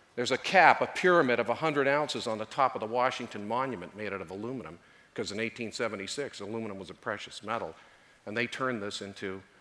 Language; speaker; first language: English; native; English